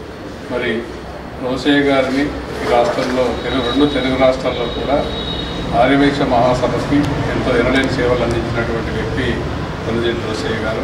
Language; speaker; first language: Telugu; native; Telugu